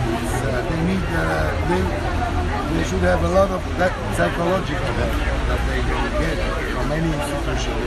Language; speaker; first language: English; non-native, fluent; Italian